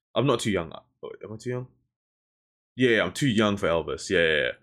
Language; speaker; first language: English; native; English